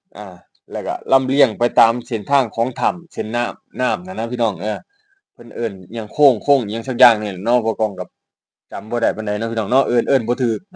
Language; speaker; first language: Thai; non-native, local second language; Northeastern Thai